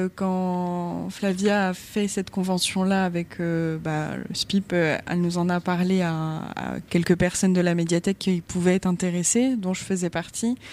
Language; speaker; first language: French; native; French